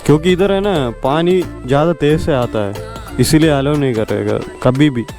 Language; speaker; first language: Hindi; non-native, local second language; Malayalam